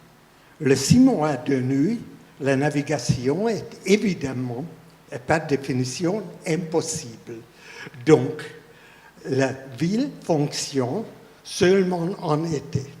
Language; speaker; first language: French; non-native, fluent; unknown